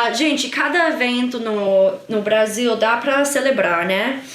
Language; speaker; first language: Portuguese; non-native, learner; English